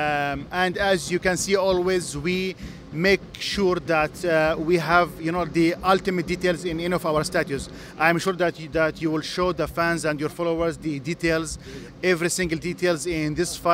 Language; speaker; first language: English; non-native, fluent; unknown